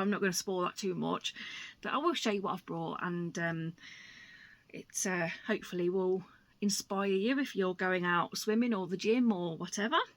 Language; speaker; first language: English; native; English